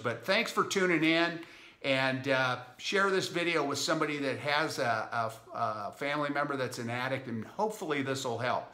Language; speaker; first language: English; native; English